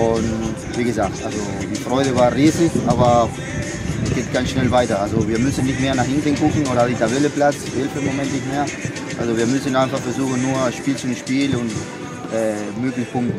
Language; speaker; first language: German; non-native, fluent; Spanish